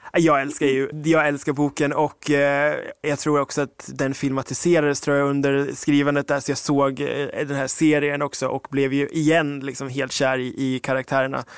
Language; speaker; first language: Swedish; early bilingual, other home language; English